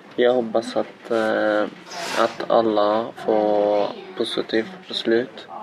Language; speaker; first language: Swedish; non-native, learner; Arabic